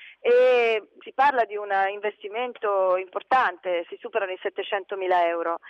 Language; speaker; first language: Italian; native; Italian